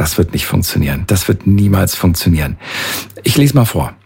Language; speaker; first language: German; native; German